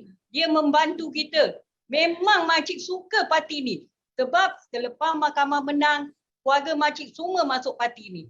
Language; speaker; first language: Malay; native; Malay